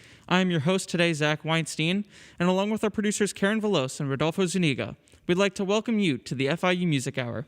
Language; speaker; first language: English; native; English